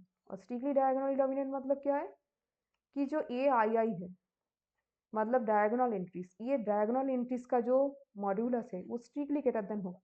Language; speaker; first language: Hindi; native; Hindi